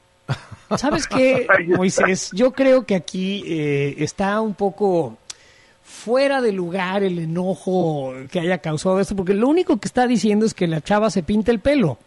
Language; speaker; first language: Spanish; native; Spanish